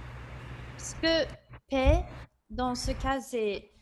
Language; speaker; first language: French; non-native, fluent; English